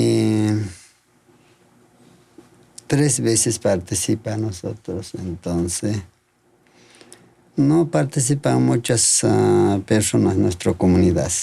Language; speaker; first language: Spanish; non-native, local second language; Quechua